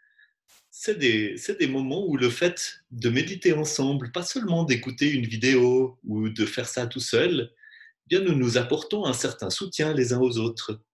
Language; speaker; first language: French; native; French